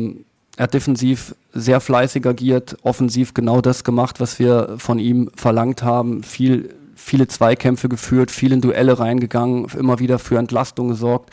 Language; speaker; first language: German; native; German